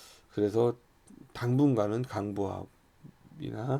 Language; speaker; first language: Korean; native; Korean